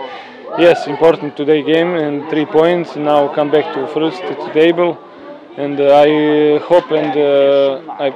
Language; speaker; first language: English; non-native, learner; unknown